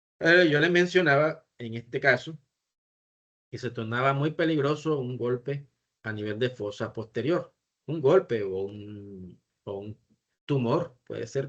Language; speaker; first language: Spanish; native; Spanish